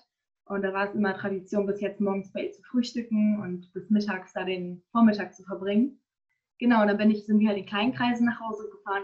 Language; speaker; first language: German; native; German